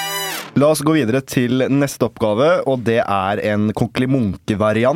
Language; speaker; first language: Norwegian; native; Norwegian